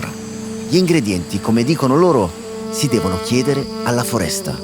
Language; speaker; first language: Italian; native; Italian